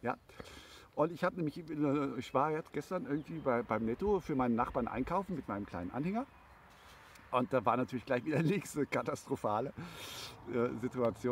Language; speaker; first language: German; native; German